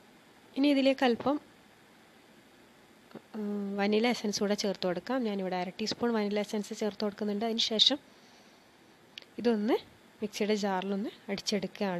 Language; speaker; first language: Malayalam; native; Malayalam